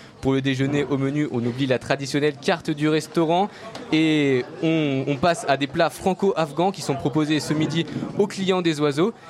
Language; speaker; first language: French; native; French